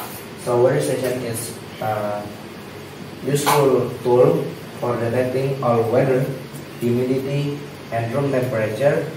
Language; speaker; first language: English; non-native, learner; Indonesian